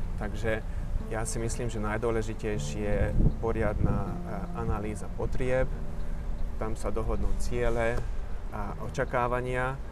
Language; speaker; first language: Slovak; non-native, fluent; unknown